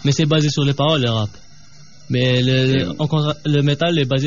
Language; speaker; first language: French; non-native, local second language; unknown